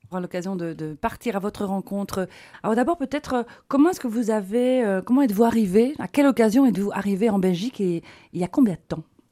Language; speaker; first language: French; native; French